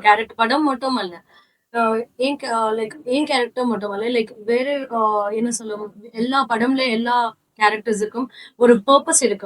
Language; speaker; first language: Tamil; non-native, learner; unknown